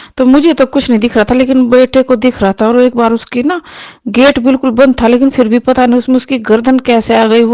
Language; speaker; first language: Hindi; non-native, local second language; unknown